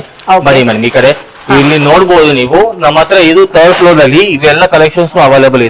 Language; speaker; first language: Kannada; non-native, local second language; Telugu